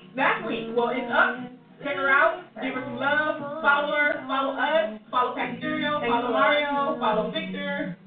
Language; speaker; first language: English; non-native, fluent; Spanish